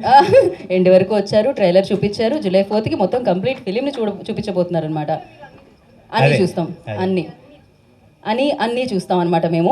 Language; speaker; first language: Telugu; native; Telugu